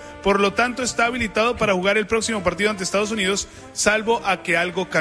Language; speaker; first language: Spanish; native; Spanish